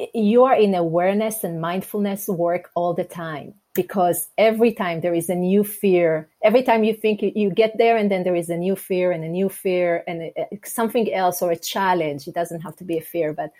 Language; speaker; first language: English; non-native, fluent; Hebrew